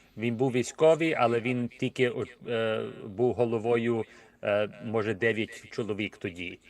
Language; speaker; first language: Ukrainian; early bilingual, heritage; Ukrainian